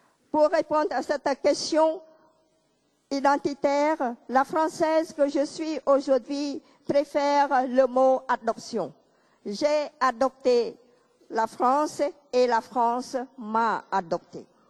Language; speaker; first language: French; non-native, fluent; Khmer